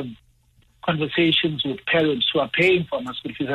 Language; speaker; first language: English; non-native, local second language; Zulu